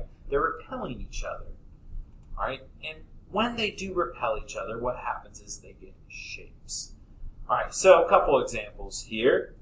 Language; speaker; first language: English; native; English